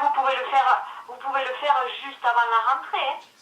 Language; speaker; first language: French; native; French